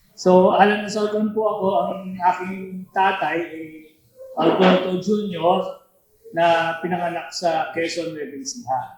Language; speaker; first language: Filipino; native; Filipino